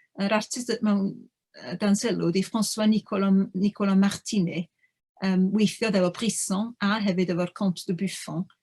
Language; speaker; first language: Welsh; native; Welsh